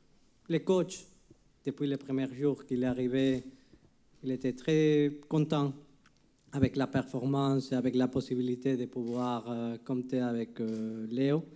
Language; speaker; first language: French; non-native, fluent; Spanish